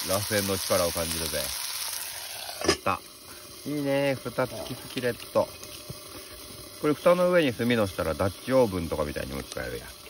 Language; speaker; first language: Japanese; native; Japanese